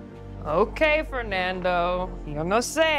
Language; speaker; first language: Spanish; non-native, learner; English